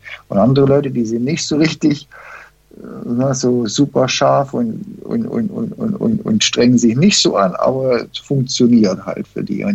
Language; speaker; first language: German; early bilingual, heritage; German